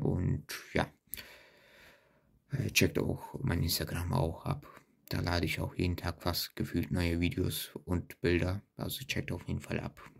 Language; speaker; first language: German; early bilingual, other home language; Turkish